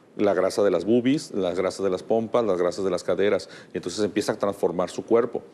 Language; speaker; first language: Spanish; native; Spanish